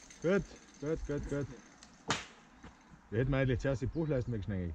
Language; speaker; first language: German; native; German